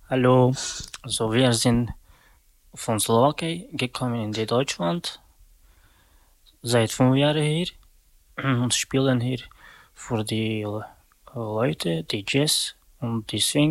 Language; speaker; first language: German; non-native, learner; Slovak